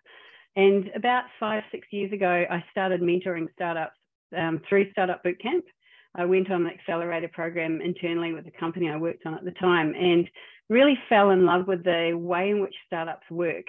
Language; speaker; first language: English; native; English